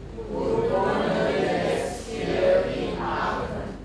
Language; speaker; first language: German; non-native, learner; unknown